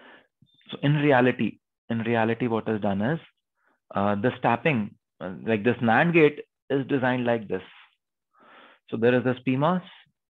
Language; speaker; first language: English; non-native, local second language; Hindi